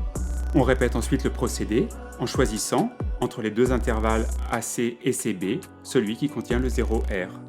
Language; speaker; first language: French; native; French